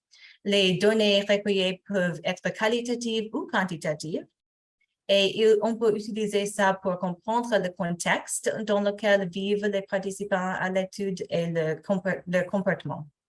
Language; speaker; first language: French; non-native, fluent; English